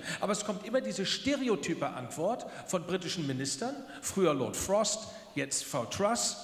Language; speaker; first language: German; native; German